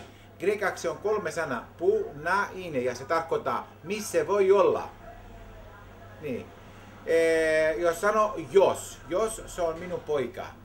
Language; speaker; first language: Finnish; non-native, learner; Greek